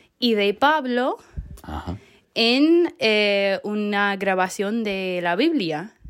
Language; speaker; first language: Spanish; non-native, fluent; English